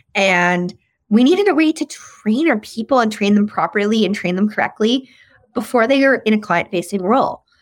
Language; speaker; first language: English; native; English